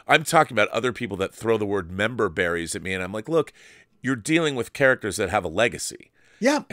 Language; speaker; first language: English; native; English